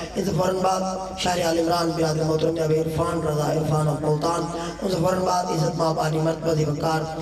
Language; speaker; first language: Urdu; non-native, local second language; Punjabi